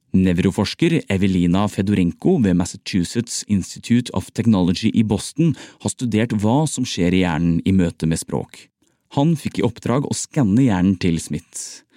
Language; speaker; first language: Norwegian; native; Norwegian